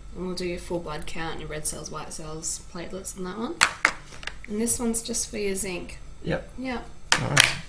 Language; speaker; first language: English; native; English